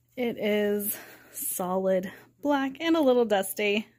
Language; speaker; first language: English; native; English